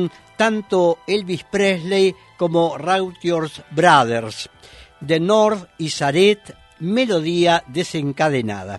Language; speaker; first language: Spanish; native; Spanish